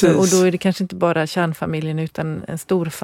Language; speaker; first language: Swedish; native; Swedish